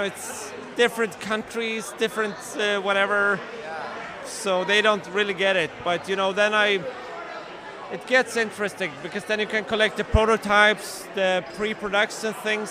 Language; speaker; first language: English; non-native, fluent; Swedish